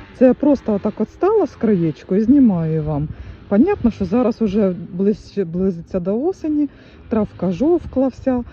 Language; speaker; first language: Ukrainian; non-native, local second language; Russian